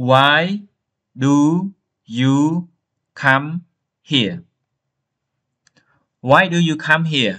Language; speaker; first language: English; non-native, learner; Khmer